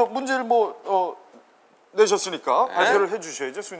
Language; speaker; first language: Korean; native; Korean